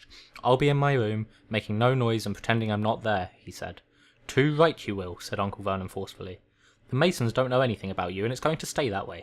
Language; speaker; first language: English; native; English